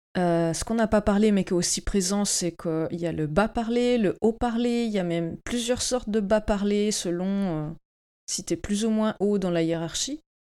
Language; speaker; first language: French; native; French